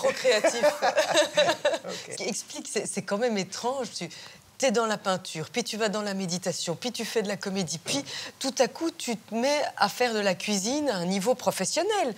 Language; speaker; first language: French; native; French